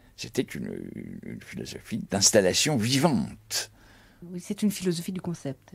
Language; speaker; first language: French; native; French